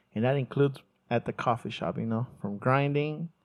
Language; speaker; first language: English; early bilingual, other home language; Spanish